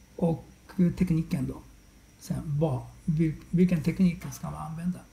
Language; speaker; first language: Swedish; non-native, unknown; Japanese